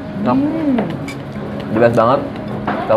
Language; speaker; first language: Indonesian; native; Indonesian